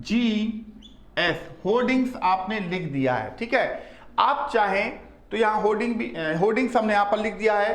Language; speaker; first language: Hindi; native; Hindi